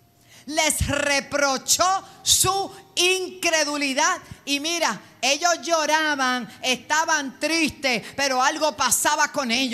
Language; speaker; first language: Spanish; native; Spanish